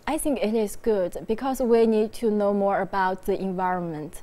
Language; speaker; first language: English; non-native, fluent; Chinese